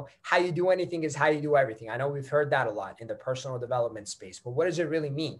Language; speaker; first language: English; non-native, fluent; Persian